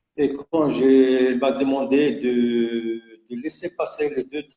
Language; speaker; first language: French; non-native, local second language; Arabic